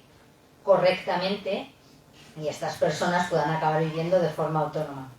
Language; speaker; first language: Spanish; native; Spanish